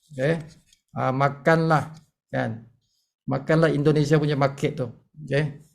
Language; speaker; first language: Malay; native; Malay